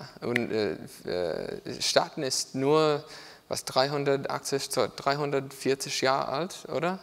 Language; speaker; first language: German; non-native, learner; English